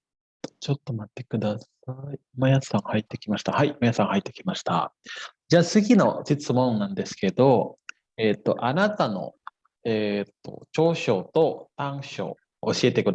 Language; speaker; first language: Japanese; non-native, fluent; Indonesian